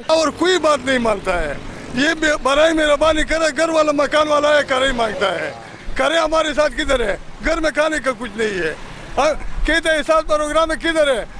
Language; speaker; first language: Urdu; non-native, local second language; Pashto